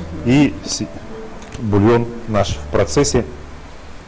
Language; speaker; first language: Russian; native; Russian